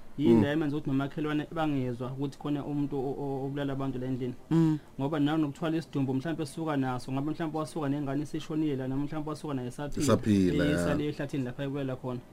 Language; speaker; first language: Zulu; native; Zulu